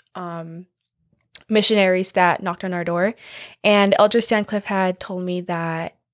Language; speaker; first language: English; native; English